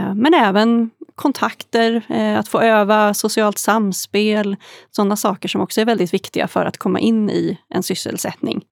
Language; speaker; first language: Swedish; native; Swedish